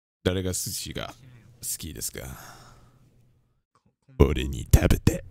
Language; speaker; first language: Japanese; non-native, learner; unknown